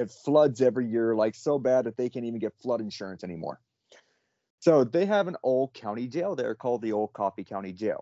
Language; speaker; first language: English; native; English